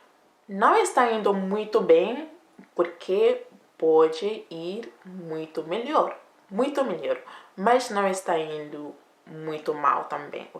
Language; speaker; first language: Portuguese; non-native, learner; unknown